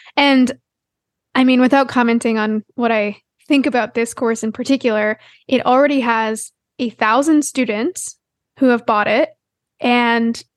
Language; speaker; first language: English; native; English